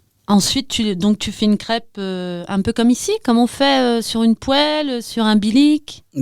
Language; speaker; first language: French; native; French